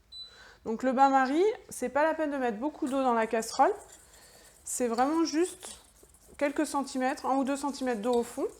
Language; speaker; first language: French; native; French